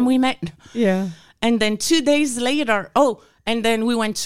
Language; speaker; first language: English; non-native, fluent; French